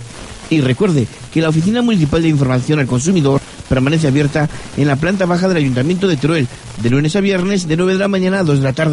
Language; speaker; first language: Spanish; native; Spanish